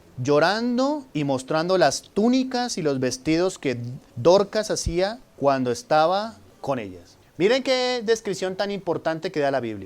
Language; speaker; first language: Spanish; native; Spanish